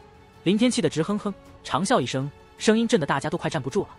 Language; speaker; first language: Chinese; native; Chinese